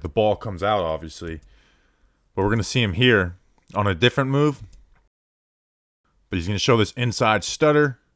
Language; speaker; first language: English; native; English